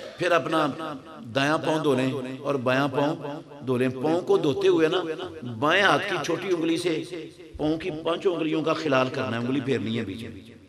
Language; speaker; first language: Urdu; non-native, local second language; Punjabi